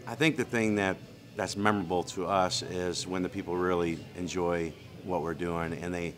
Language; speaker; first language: English; native; English